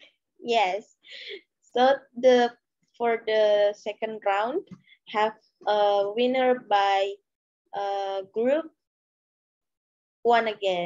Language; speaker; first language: English; non-native, learner; Indonesian